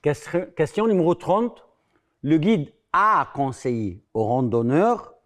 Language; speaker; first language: French; non-native, fluent; Arabic